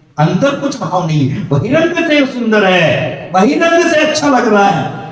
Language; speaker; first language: Hindi; non-native, local second language; Marathi